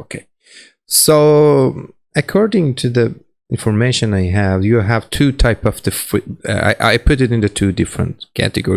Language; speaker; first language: English; non-native, learner; Persian